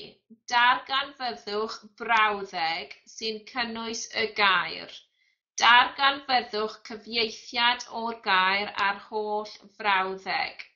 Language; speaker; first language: Welsh; non-native, fluent; English